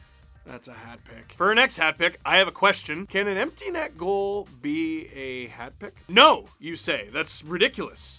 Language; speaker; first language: English; native; English